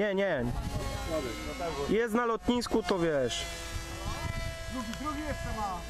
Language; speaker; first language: Polish; native; Polish